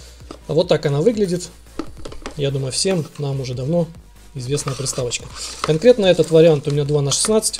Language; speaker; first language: Russian; native; Russian